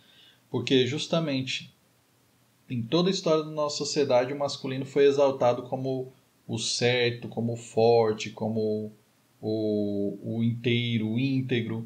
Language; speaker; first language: Portuguese; native; Portuguese